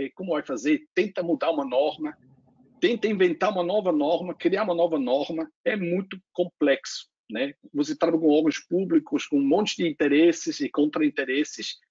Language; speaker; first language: Portuguese; non-native, fluent; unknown